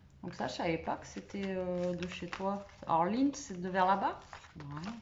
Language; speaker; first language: French; native; French